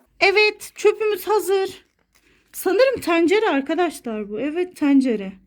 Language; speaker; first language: Turkish; native; Turkish